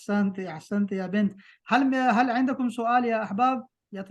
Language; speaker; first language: Arabic; non-native, fluent; Urdu